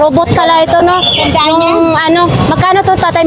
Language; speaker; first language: Filipino; native; Filipino